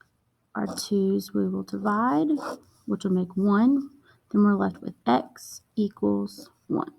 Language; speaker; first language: English; native; English